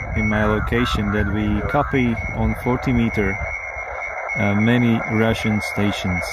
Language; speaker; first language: English; non-native, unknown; Slovak